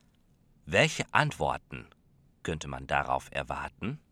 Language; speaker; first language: German; non-native, fluent; Dutch